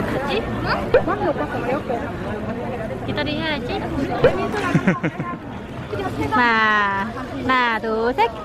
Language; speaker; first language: Korean; non-native, learner; Vietnamese